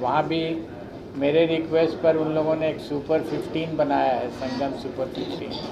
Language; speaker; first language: Hindi; native; Hindi